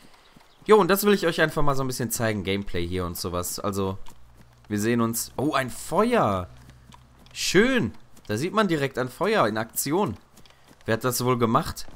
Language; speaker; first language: German; native; German